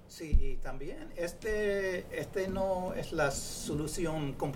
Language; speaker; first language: Spanish; non-native, fluent; English